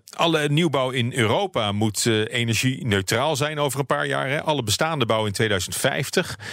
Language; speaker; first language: Dutch; native; Dutch